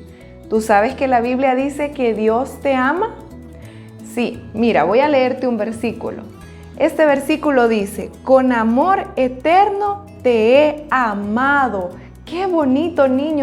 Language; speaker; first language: Spanish; native; Spanish